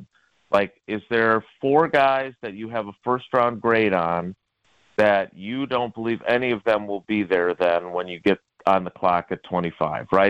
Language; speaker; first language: English; native; English